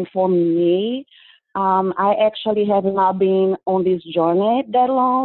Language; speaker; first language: English; non-native, fluent; Portuguese